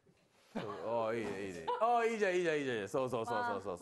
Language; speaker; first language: Japanese; native; Japanese